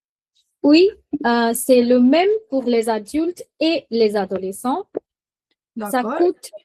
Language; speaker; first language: French; non-native, fluent; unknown